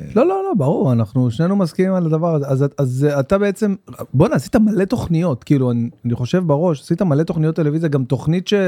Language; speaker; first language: Hebrew; native; Hebrew